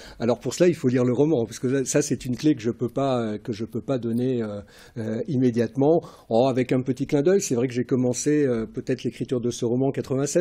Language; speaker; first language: French; native; French